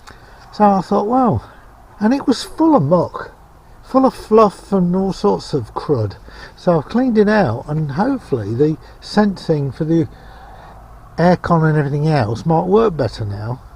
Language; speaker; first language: English; native; English